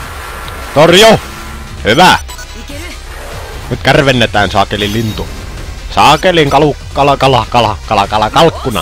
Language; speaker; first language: Finnish; native; Finnish